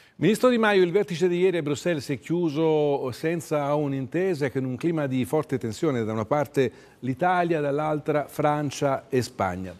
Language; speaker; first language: Italian; native; Italian